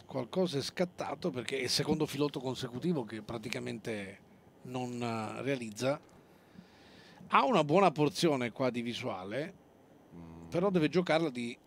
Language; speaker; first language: Italian; native; Italian